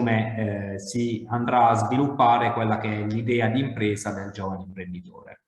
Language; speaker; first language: Italian; native; Italian